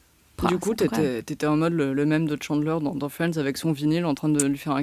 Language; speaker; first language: French; native; French